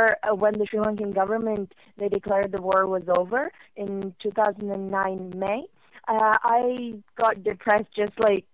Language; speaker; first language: English; non-native, fluent; Norwegian